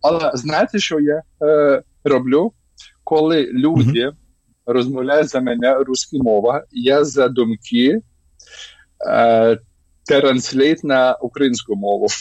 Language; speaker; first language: Ukrainian; non-native, learner; Lithuanian